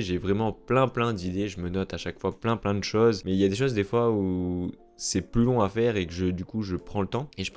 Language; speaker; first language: French; native; French